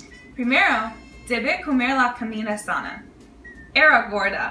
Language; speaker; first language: Spanish; non-native, learner; English